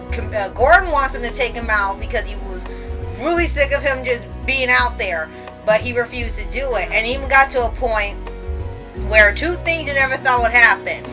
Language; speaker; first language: English; native; English